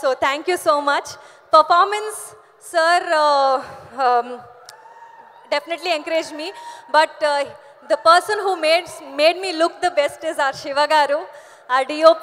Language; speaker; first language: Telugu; non-native, learner; Kannada